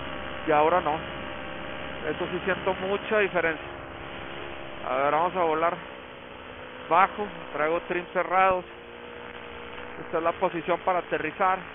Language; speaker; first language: Spanish; native; Spanish